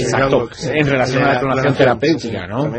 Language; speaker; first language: Spanish; native; Spanish